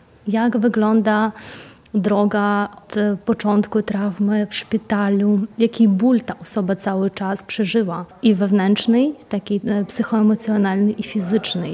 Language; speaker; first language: Polish; non-native, fluent; Ukrainian